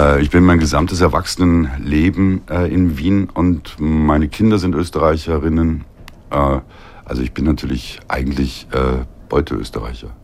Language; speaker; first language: German; native; German